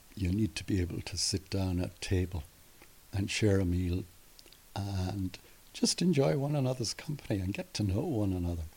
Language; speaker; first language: English; native; English